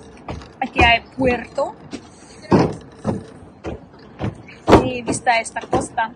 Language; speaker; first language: Spanish; non-native, learner; Russian